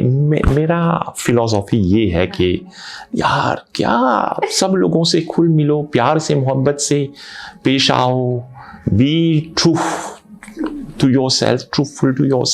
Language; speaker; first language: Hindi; non-native, fluent; Morisyen